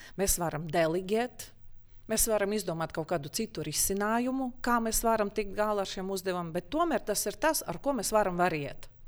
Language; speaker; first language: Latvian; non-native, local second language; Russian